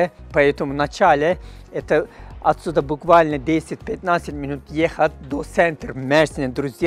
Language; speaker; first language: Russian; non-native, fluent; Turkish